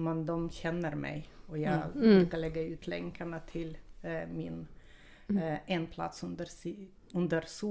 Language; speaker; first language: Swedish; non-native, fluent; Russian